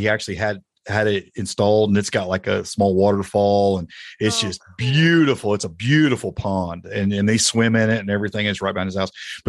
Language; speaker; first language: English; native; English